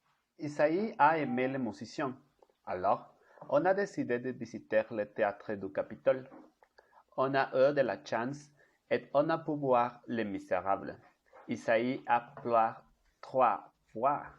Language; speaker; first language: French; non-native, learner; Spanish